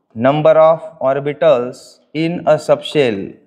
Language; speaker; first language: Hindi; non-native, local second language; Marathi